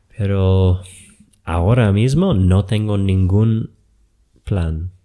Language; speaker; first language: Spanish; non-native, fluent; English